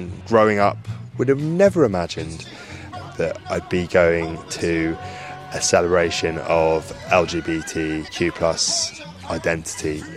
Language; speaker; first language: English; native; English